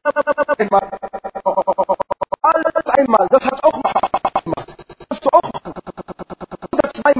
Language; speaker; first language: German; non-native, learner; Arabic